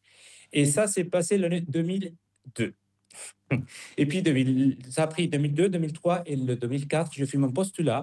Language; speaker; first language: French; non-native, fluent; Spanish